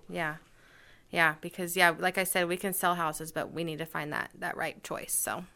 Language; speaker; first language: English; native; English